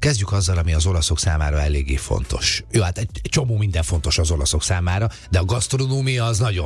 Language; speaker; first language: Hungarian; native; Hungarian